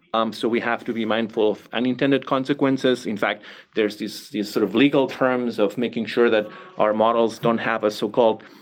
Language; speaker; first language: English; non-native, fluent; Catalan